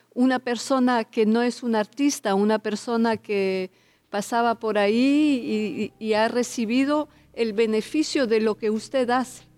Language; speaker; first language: Spanish; early bilingual, heritage; Spanish